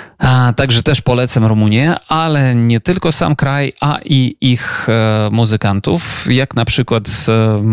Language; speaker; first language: Polish; non-native, fluent; Ukrainian